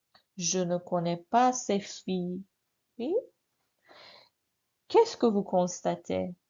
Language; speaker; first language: French; non-native, fluent; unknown